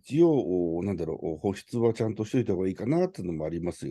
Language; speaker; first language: Japanese; native; Japanese